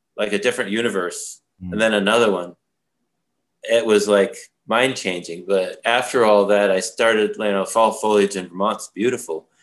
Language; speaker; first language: English; native; English